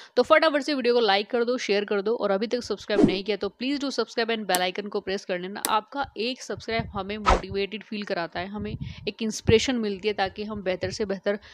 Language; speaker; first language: Hindi; native; Hindi